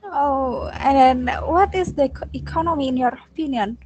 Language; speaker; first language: English; non-native, learner; Indonesian